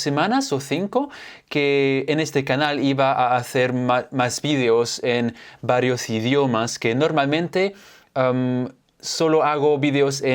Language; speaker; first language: Spanish; non-native, fluent; French